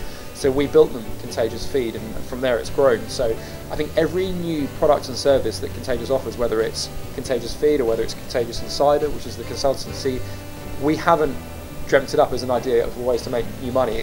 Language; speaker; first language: English; native; English